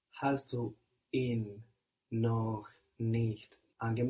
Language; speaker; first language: German; non-native, learner; English